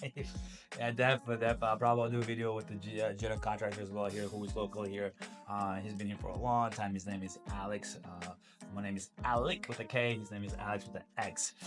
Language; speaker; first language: English; non-native, fluent; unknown